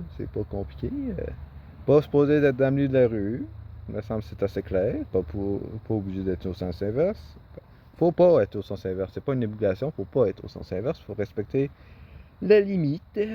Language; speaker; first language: French; native; French